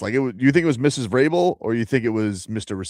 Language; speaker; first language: English; native; English